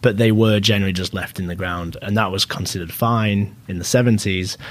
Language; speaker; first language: English; native; English